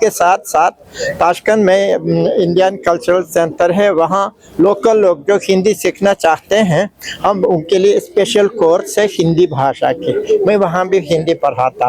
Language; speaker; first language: Hindi; non-native, fluent; Uzbek